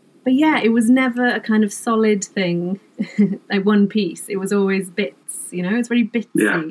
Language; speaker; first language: English; non-native, local second language; Welsh